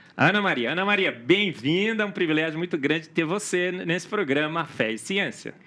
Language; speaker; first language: Portuguese; native; Portuguese